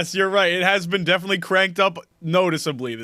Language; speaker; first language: English; native; English